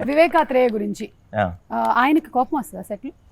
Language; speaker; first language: Telugu; native; Telugu